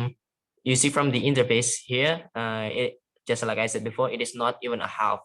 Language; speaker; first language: English; non-native, fluent; Indonesian